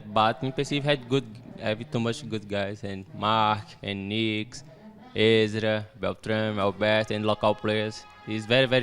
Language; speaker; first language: English; non-native, learner; Portuguese